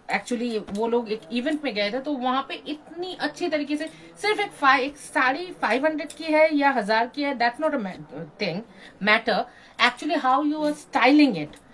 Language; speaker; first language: Hindi; non-native, local second language; Bangla